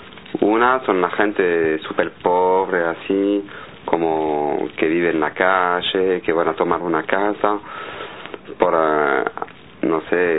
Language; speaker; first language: Spanish; non-native, fluent; French